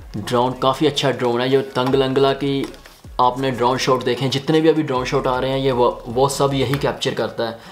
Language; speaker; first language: Hindi; native; Hindi